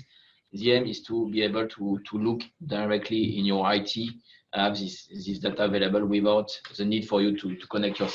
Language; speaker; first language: English; non-native, fluent; French